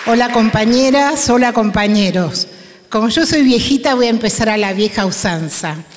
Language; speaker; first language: Spanish; native; Spanish